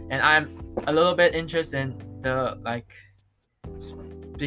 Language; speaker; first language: English; non-native, learner; Chinese